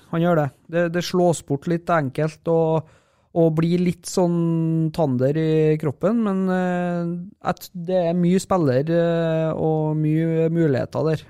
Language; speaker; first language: Norwegian; native; Norwegian